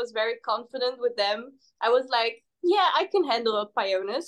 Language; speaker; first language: English; non-native, fluent; Dutch